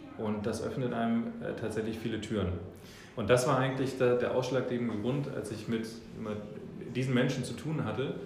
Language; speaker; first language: German; early bilingual, other home language; English